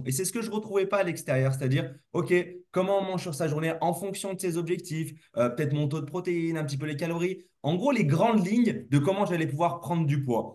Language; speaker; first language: French; native; French